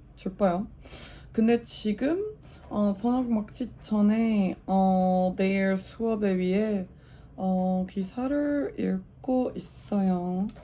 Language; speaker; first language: Korean; non-native, learner; Dutch